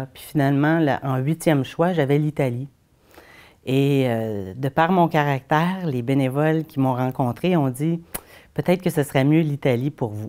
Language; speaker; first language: French; native; French